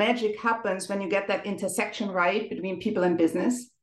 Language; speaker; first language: English; non-native, fluent; German